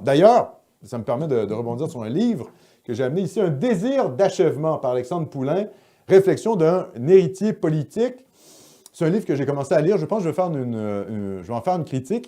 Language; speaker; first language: French; native; French